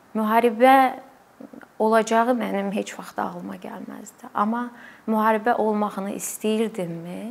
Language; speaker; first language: Azerbaijani; native; Azerbaijani